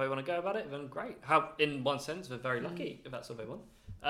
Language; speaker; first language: English; native; English